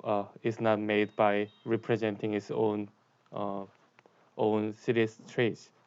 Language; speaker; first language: English; non-native, learner; Korean